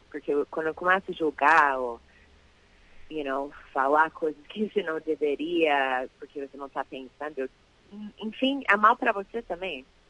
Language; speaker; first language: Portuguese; early bilingual, heritage; Portuguese